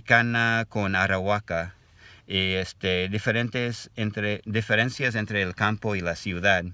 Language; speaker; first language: Spanish; non-native, learner; English